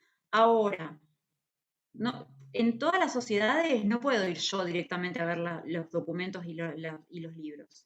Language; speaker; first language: Spanish; native; Spanish